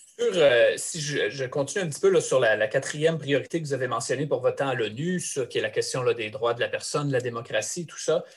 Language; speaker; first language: French; native; French